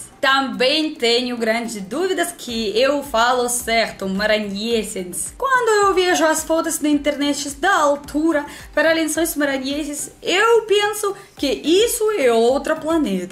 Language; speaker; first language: Portuguese; non-native, learner; Russian